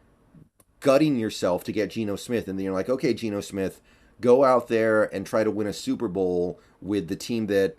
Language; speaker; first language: English; native; English